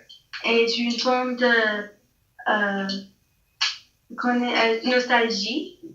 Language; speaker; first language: French; non-native, learner; English